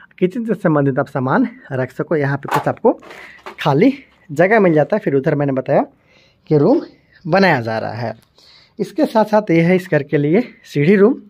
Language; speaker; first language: Hindi; native; Hindi